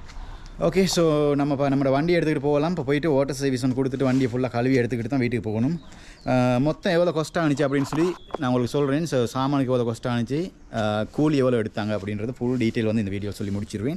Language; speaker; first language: Tamil; native; Tamil